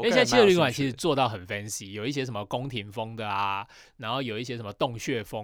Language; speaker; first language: Chinese; native; Chinese